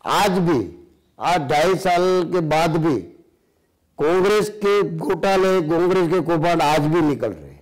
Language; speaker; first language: Hindi; non-native, local second language; Gujarati